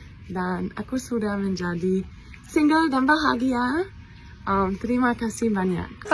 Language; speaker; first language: Indonesian; non-native, fluent; German